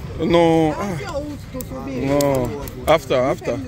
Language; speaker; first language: English; non-native, learner; Lingala